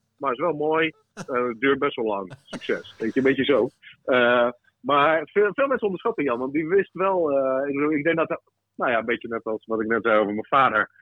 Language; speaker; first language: Dutch; early bilingual, other home language; Russian